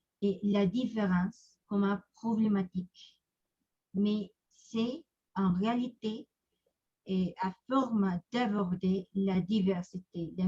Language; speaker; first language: French; non-native, learner; Spanish